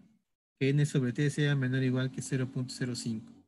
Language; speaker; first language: Spanish; native; Spanish